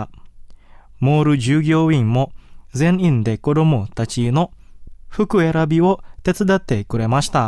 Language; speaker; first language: Japanese; non-native, fluent; Indonesian